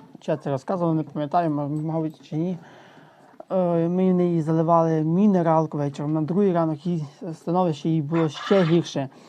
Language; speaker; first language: Ukrainian; native; Ukrainian